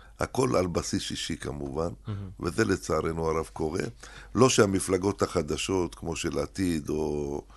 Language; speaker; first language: Hebrew; early bilingual, other home language; Arabic